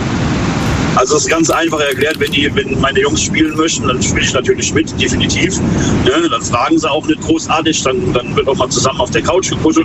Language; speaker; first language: German; native; German